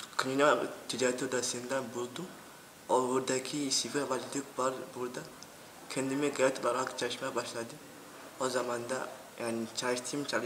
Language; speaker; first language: Turkish; non-native, learner; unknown